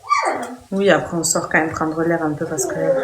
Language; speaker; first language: French; native; French